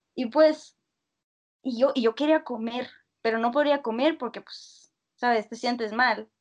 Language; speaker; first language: Spanish; non-native, fluent; Russian